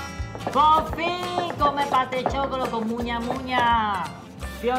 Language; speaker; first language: Spanish; non-native, learner; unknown